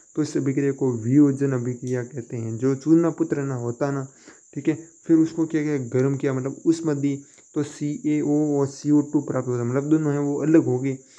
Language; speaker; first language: Hindi; native; Hindi